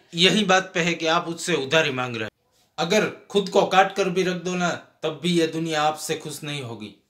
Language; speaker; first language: Hindi; non-native, local second language; Gujarati